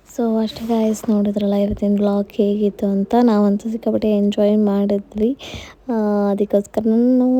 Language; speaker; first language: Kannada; non-native, local second language; Marathi